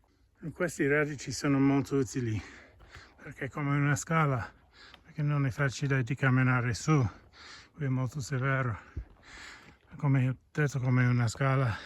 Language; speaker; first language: Italian; non-native, fluent; English